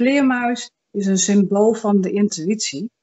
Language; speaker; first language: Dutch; native; Dutch